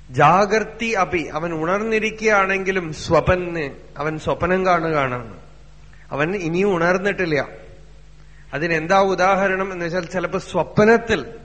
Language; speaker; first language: Malayalam; native; Malayalam